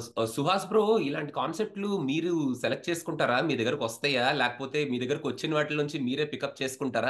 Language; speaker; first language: Telugu; native; Telugu